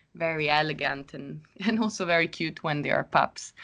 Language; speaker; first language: English; non-native, fluent; Italian